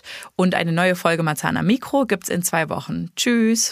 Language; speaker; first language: German; native; German